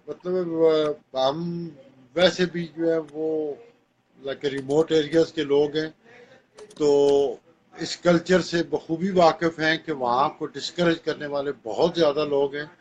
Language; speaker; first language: Urdu; non-native, local second language; Punjabi